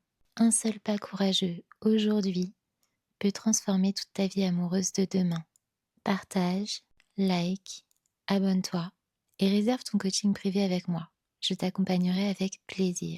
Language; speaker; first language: French; native; French